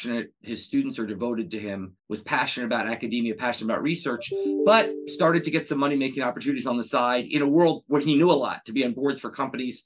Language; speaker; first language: English; native; English